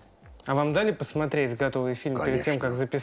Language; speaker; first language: Russian; native; Russian